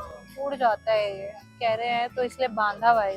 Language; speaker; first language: Hindi; native; Hindi